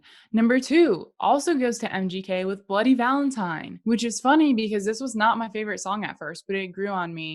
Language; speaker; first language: English; native; English